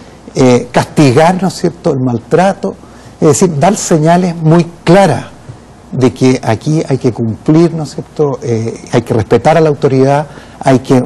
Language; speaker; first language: Spanish; native; Spanish